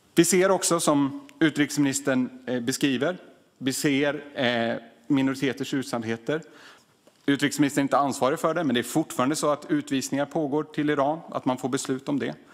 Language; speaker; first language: Swedish; native; Swedish